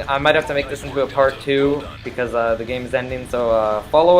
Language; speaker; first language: English; native; English